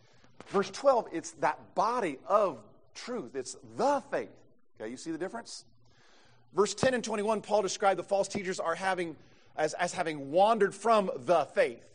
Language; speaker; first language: English; native; English